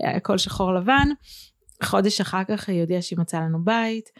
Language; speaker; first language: Hebrew; native; Hebrew